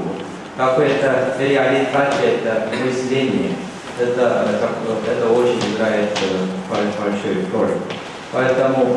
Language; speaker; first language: Russian; non-native, learner; Korean